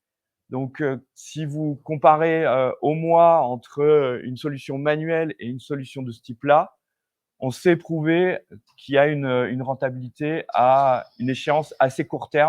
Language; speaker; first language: French; native; French